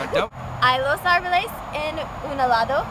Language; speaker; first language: Spanish; non-native, learner; English